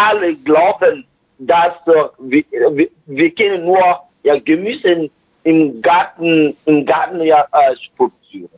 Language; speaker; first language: German; non-native, fluent; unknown